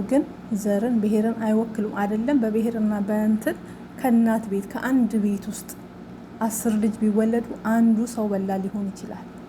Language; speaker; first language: Amharic; non-native, local second language; Oromo